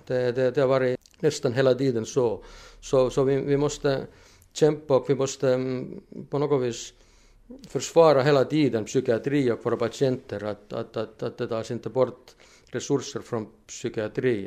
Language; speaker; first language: Swedish; non-native, fluent; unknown